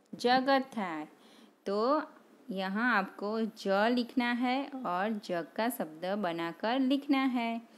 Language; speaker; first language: Hindi; non-native, local second language; Gujarati